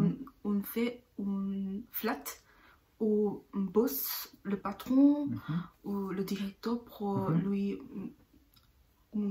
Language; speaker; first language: French; non-native, learner; Korean